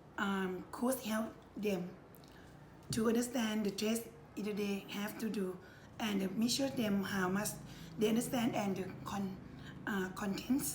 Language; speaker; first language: English; non-native, learner; Thai